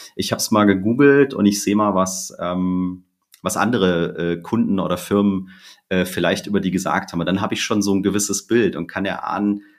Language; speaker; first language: German; native; German